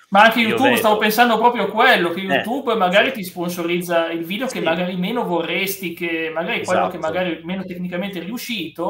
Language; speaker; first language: Italian; native; Italian